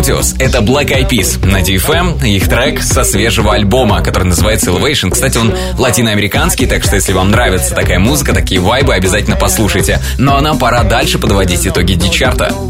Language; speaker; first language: Russian; native; Russian